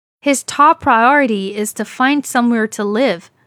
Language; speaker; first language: English; non-native, fluent; Chinese